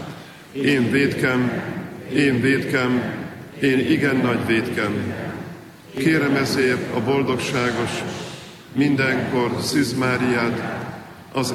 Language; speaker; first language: Hungarian; native; Hungarian